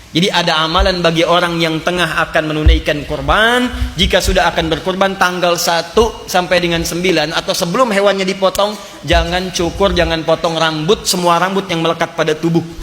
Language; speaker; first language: Indonesian; native; Indonesian